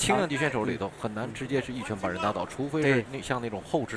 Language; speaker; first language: Chinese; native; Chinese